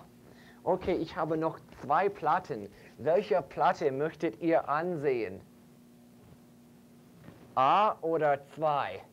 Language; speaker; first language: German; non-native, fluent; English